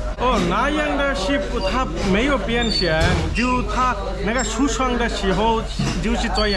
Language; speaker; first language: Chinese; non-native, learner; Bangla